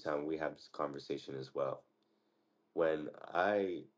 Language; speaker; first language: English; native; English